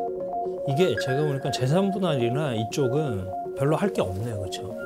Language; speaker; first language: Korean; native; Korean